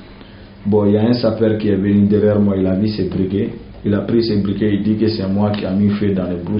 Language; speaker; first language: French; non-native, local second language; Bambara